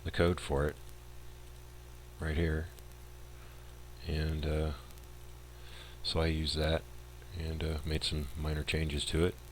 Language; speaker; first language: English; native; English